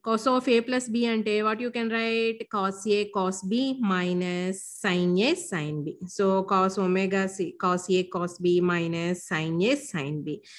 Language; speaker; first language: English; non-native, local second language; Telugu